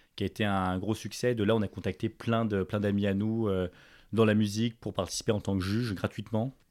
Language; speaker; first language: French; native; French